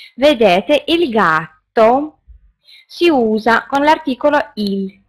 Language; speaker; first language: Italian; non-native, fluent; Russian